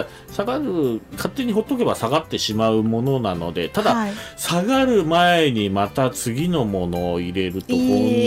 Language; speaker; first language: Japanese; native; Japanese